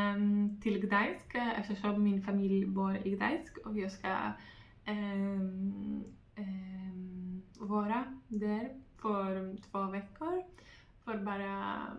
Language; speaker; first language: Swedish; non-native, learner; Polish